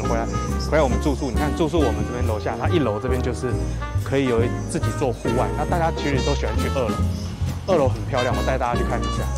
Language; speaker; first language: Chinese; native; Chinese